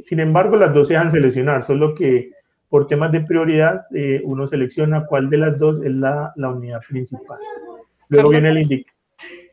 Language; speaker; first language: Spanish; native; Spanish